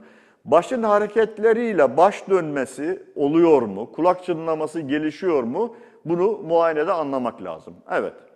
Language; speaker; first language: Turkish; native; Turkish